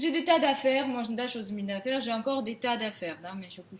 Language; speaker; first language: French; non-native, fluent; Russian